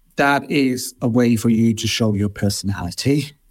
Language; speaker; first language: English; non-native, fluent; Finnish